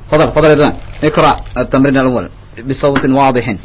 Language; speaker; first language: Arabic; non-native, fluent; Indonesian